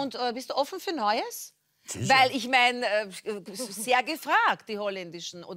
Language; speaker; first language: German; native; German